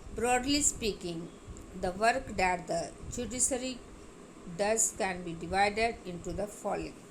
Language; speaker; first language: English; non-native, local second language; Hindi